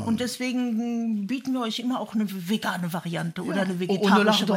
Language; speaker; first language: German; native; German